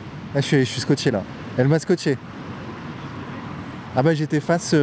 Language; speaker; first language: French; native; French